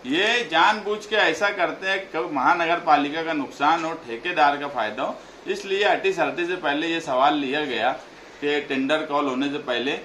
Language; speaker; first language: Hindi; non-native, local second language; Urdu